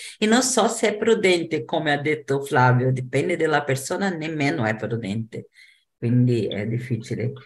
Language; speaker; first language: Italian; non-native, fluent; Portuguese